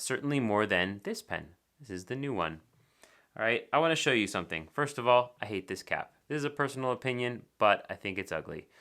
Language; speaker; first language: English; native; English